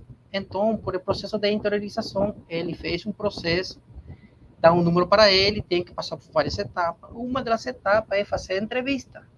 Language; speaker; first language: Portuguese; non-native, learner; Spanish